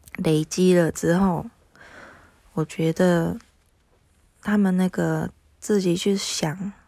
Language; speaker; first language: Chinese; non-native, fluent; Japanese